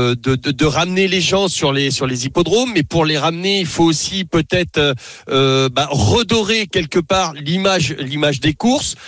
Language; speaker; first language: French; native; French